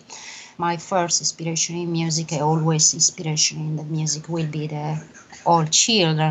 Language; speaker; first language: English; non-native, learner; Italian